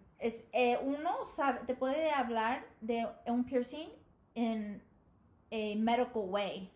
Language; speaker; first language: Spanish; early bilingual, heritage; Spanish